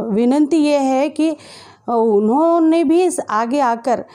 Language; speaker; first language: Hindi; native; Hindi